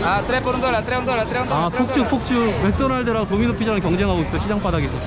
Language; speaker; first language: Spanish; non-native, learner; Korean